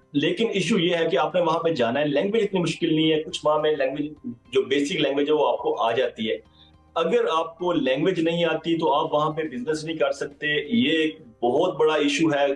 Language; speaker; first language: Urdu; non-native, local second language; Punjabi